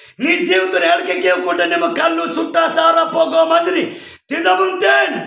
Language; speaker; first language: Telugu; non-native, local second language; Koya